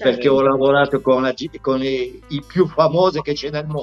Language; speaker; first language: Italian; non-native, fluent; French